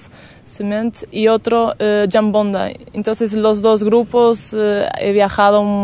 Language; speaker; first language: Spanish; non-native, fluent; Portuguese